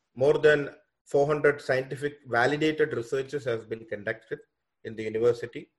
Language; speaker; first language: English; non-native, local second language; Tamil